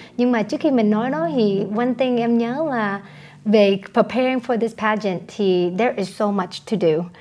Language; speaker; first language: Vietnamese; early bilingual, heritage; Vietnamese